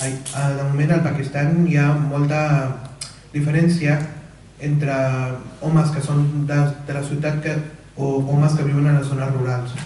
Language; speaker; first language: Catalan; early bilingual, other home language; Urdu